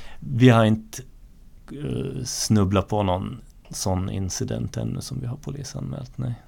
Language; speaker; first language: Swedish; native; Swedish